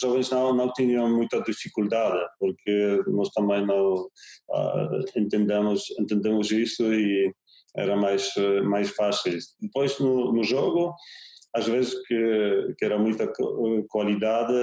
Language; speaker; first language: Portuguese; non-native, fluent; Polish